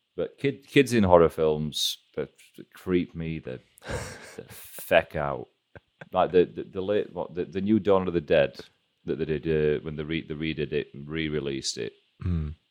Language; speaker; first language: English; native; English